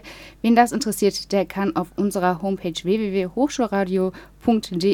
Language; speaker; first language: German; native; German